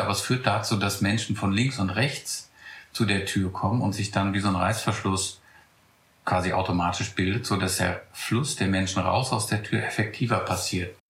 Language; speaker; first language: German; native; German